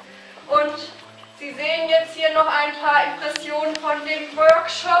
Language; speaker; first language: German; native; German